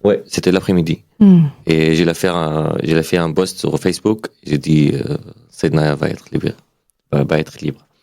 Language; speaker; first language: French; non-native, learner; Arabic